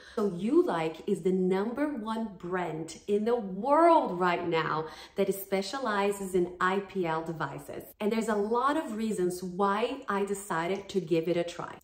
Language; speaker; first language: English; non-native, fluent; Portuguese